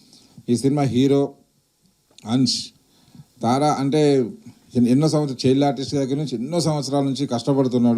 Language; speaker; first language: Telugu; native; Telugu